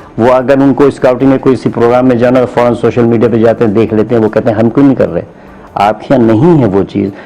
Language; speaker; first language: Urdu; native; Urdu